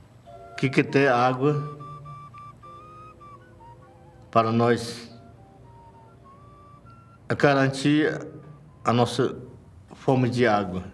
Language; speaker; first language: Portuguese; non-native, local second language; Yanomámi